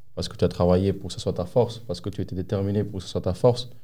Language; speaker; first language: French; early bilingual, other home language; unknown